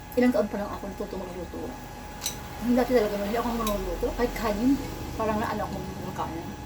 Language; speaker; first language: Filipino; non-native, local second language; Bikol